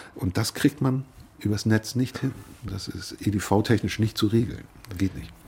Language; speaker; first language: German; native; German